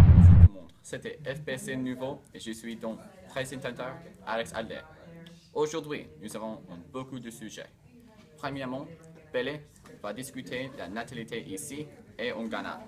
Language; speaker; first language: French; non-native, learner; English